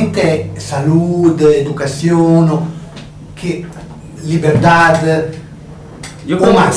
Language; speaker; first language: Spanish; non-native, fluent; Italian